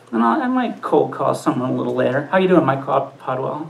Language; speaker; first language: English; native; English